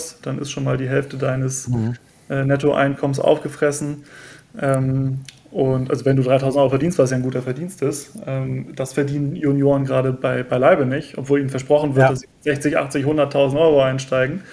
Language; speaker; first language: German; native; German